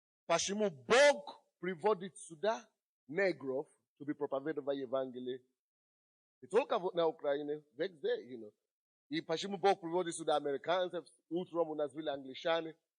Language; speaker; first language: Russian; non-native, fluent; Yoruba